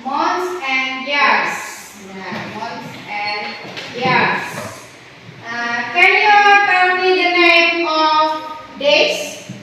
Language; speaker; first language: English; non-native, learner; Indonesian